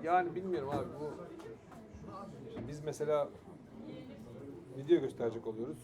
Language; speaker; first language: Turkish; native; Turkish